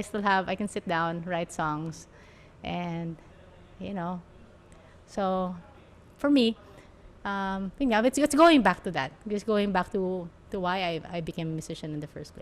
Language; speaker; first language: English; non-native, local second language; Filipino